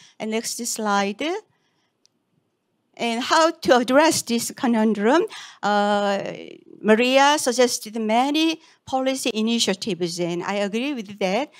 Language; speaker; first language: English; non-native, fluent; Korean